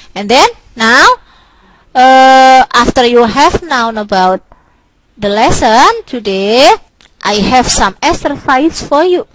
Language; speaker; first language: English; non-native, local second language; Indonesian